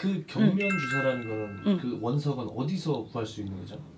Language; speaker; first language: Korean; native; Korean